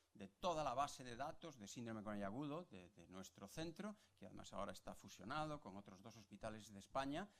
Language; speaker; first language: Spanish; native; Spanish